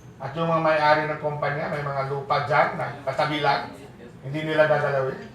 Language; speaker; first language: Filipino; non-native, local second language; Cebuano